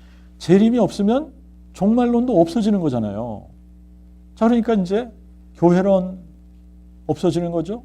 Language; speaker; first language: Korean; native; Korean